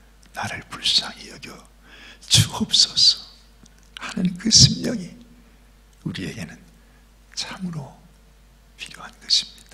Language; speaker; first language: Korean; native; Korean